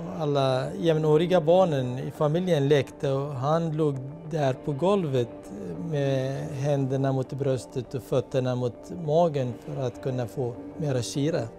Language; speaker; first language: Swedish; non-native, fluent; Kurdish